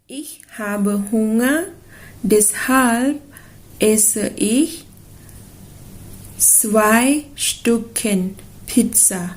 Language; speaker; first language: German; non-native, fluent; Thai